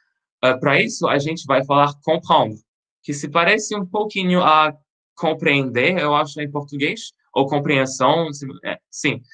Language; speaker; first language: Portuguese; non-native, fluent; French